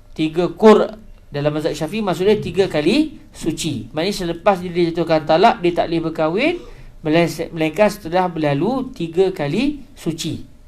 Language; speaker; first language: Malay; native; Malay